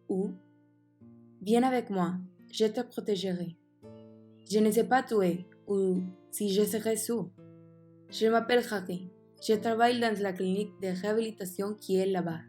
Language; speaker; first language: French; non-native, learner; Spanish